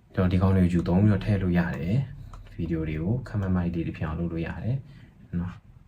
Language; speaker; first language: Burmese; native; Burmese